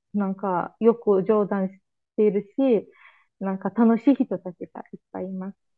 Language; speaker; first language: Japanese; non-native, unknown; Azerbaijani